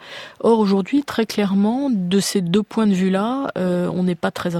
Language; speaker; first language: French; native; French